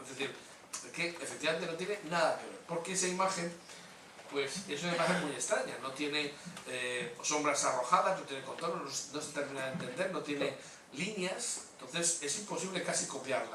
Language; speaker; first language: Spanish; native; Spanish